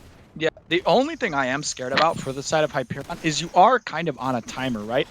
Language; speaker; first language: English; native; English